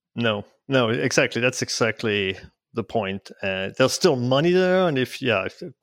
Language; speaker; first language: English; non-native, fluent; Swiss German